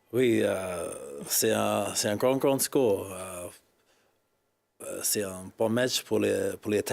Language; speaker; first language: French; non-native, learner; English